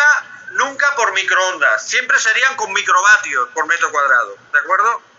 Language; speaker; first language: Spanish; native; Spanish